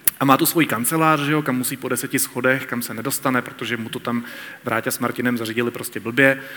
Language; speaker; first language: Czech; native; Czech